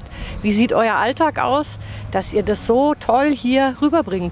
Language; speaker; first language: German; native; German